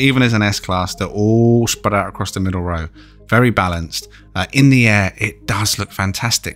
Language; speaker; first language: English; native; English